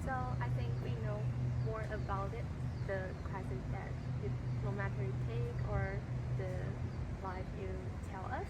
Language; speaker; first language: English; non-native, fluent; Chinese